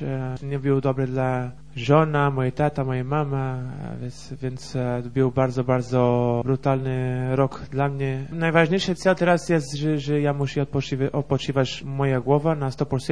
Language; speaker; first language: Polish; non-native, learner; Portuguese